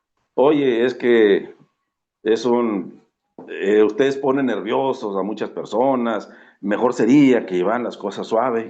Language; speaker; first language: Spanish; native; Spanish